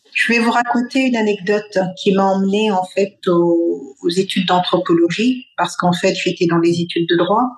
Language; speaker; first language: French; non-native, local second language; Bambara